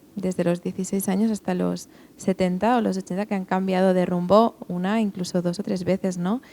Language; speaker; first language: Spanish; non-native, local second language; Catalan